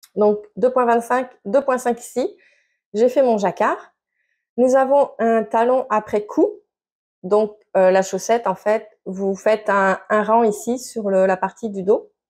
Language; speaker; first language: French; native; French